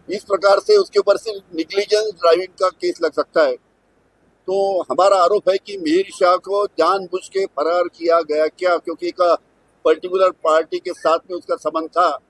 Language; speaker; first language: Hindi; non-native, local second language; Marathi